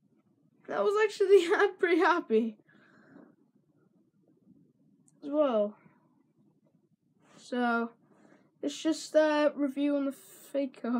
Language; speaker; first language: English; native; English